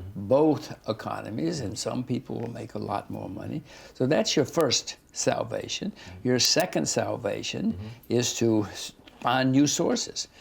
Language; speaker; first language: English; native; English